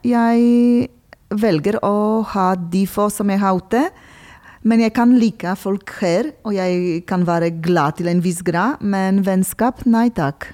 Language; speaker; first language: Norwegian; non-native, fluent; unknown